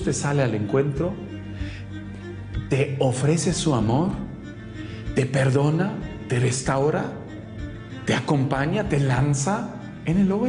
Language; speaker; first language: Spanish; non-native, fluent; German